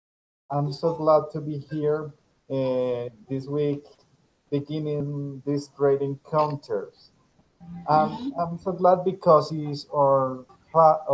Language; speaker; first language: English; non-native, fluent; Spanish